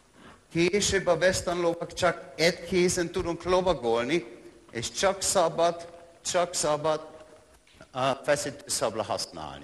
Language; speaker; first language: Hungarian; non-native, learner; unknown